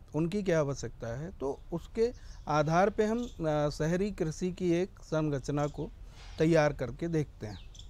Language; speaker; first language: Hindi; native; Hindi